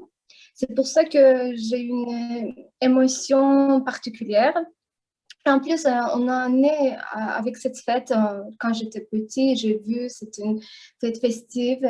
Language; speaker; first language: French; non-native, learner; Azerbaijani